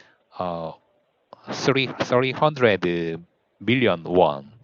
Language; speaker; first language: English; non-native, learner; Korean